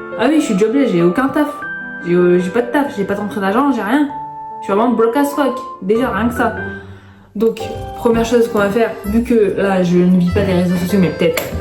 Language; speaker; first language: French; early bilingual, other home language; Arabic